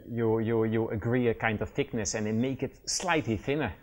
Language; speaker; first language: English; non-native, fluent; Dutch